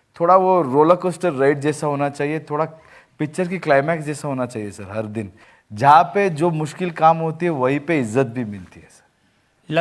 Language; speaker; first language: Hindi; non-native, local second language; Kannada